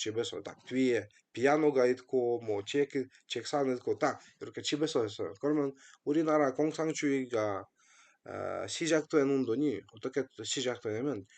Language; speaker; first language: Korean; non-native, fluent; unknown